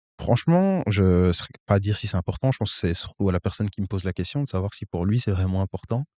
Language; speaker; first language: French; native; French